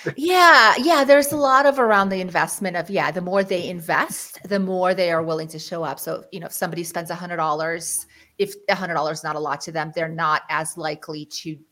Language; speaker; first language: English; early bilingual, other home language; Ukrainian